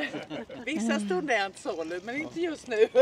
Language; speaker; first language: Swedish; native; Swedish